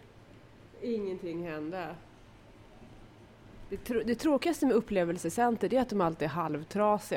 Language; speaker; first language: Swedish; native; Swedish